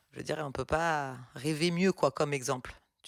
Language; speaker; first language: French; native; French